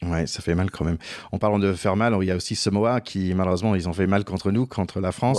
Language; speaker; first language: French; non-native, fluent; English